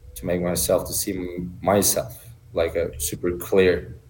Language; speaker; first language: English; non-native, fluent; Turkish